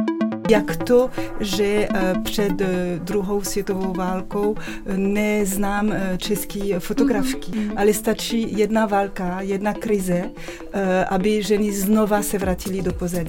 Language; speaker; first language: Czech; non-native, fluent; French